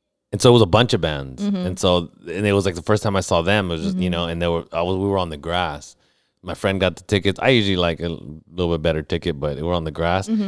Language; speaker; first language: English; early bilingual, other home language; Spanish